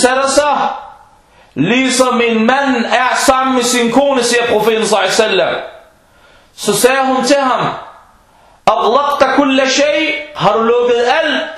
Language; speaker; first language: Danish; non-native, fluent; Arabic